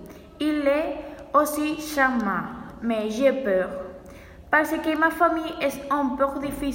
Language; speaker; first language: French; non-native, learner; Spanish